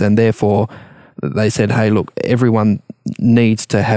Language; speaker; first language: English; native; English